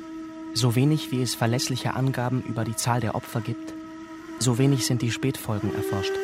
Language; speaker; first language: German; native; German